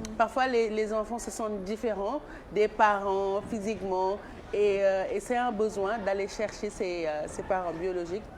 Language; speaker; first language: French; non-native, local second language; Wolof